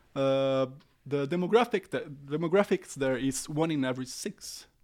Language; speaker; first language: English; non-native, fluent; Portuguese